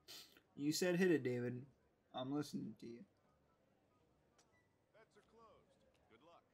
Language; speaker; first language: English; native; English